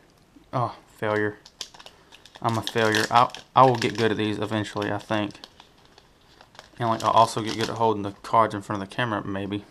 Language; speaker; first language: English; native; English